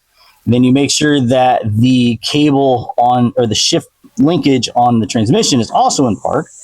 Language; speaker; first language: English; native; English